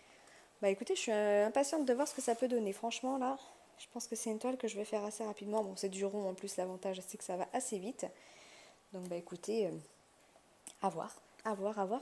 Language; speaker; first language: French; native; French